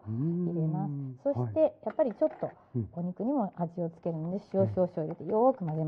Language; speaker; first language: Japanese; native; Japanese